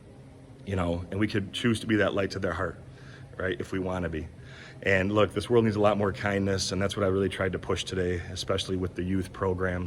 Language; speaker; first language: English; native; English